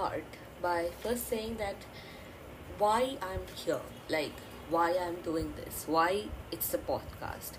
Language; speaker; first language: English; non-native, local second language; Bangla